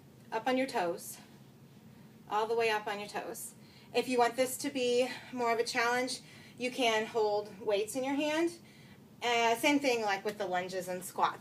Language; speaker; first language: English; native; English